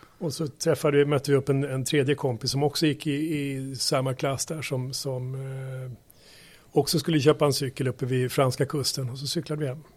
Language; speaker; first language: Swedish; native; Swedish